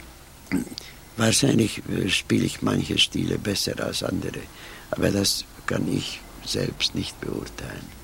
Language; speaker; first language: German; non-native, fluent; Hungarian